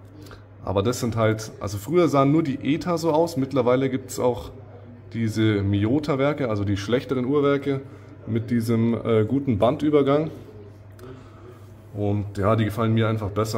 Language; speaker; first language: German; native; German